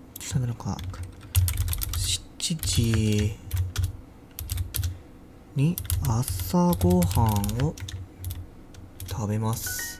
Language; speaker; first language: Japanese; non-native, learner; English